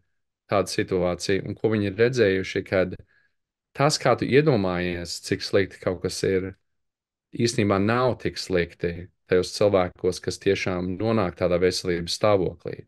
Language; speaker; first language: Latvian; early bilingual, heritage; English